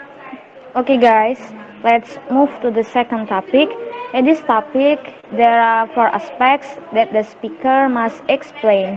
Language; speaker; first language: English; non-native, learner; Indonesian